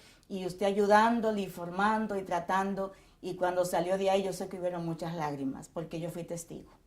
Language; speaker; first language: Spanish; native; Spanish